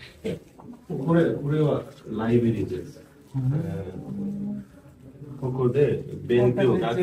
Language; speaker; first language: Japanese; non-native, learner; Bangla